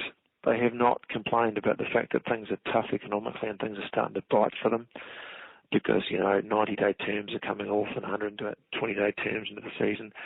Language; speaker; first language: English; native; English